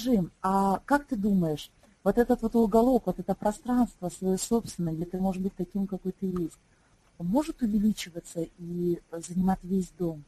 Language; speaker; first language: Russian; native; Russian